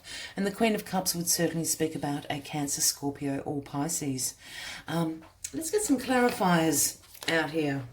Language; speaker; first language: English; native; English